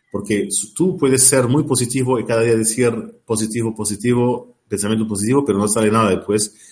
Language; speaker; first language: Spanish; non-native, learner; Arabic